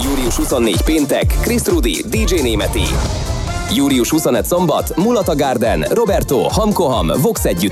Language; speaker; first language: Hungarian; native; Hungarian